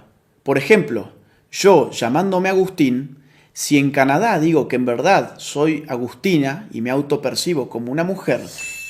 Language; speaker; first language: Spanish; native; Spanish